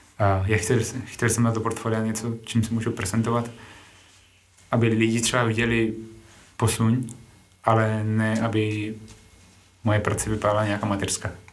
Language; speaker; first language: Czech; non-native, fluent; Spanish